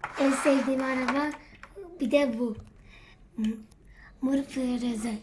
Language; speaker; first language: Turkish; native; Turkish